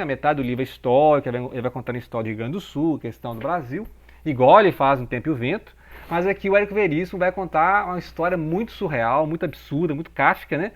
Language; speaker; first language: Portuguese; native; Portuguese